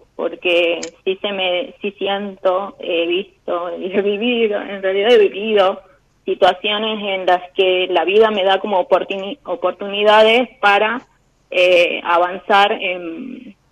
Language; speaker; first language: Spanish; native; Spanish